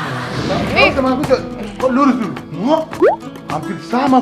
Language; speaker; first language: Indonesian; native; Indonesian